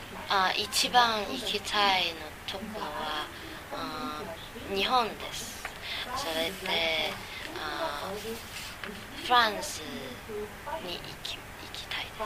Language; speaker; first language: Japanese; non-native, learner; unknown